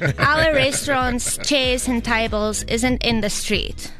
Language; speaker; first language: English; non-native, local second language; Afrikaans